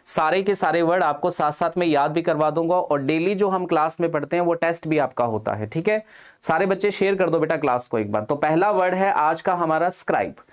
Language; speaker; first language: Hindi; non-native, local second language; Punjabi